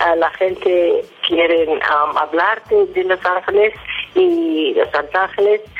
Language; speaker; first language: Spanish; non-native, fluent; Dutch